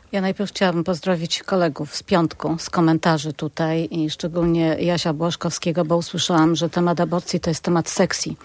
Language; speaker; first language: Polish; native; Polish